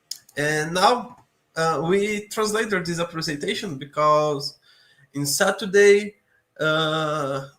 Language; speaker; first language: English; non-native, learner; Portuguese